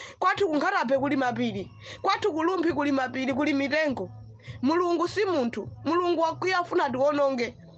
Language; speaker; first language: Nyanja; non-native, local second language; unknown